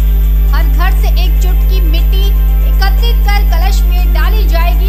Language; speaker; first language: Hindi; native; Hindi